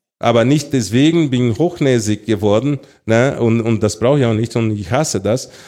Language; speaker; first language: German; non-native, fluent; Portuguese